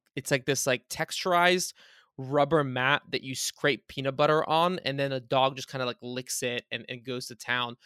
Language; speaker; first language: English; early bilingual, other home language; Bulgarian